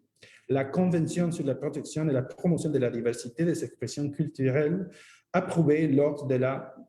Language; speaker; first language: French; non-native, fluent; Spanish